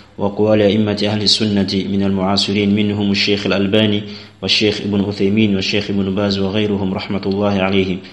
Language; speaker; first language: Arabic; non-native, fluent; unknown